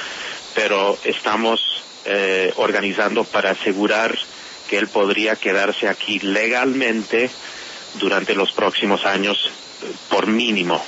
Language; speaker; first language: Spanish; non-native, fluent; English